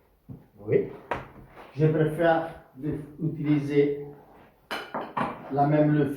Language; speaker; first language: French; non-native, fluent; Italian